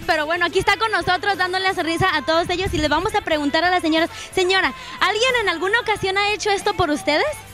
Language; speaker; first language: Spanish; native; Spanish